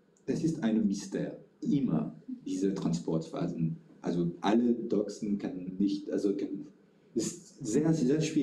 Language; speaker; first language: German; non-native, fluent; French